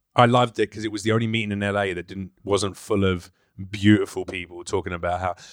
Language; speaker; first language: English; native; English